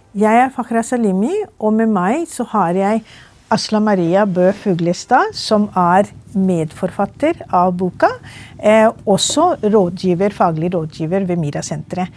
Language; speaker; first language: Norwegian; non-native, fluent; Urdu